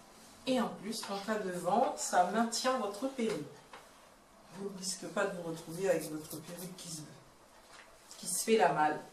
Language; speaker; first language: French; native; French